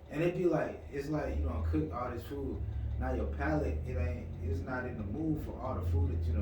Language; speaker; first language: English; native; English